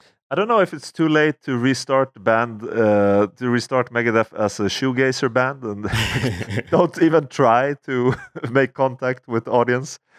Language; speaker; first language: English; non-native, fluent; Swedish